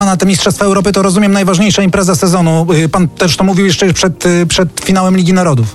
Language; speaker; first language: Polish; native; Polish